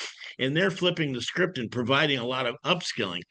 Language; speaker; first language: English; native; English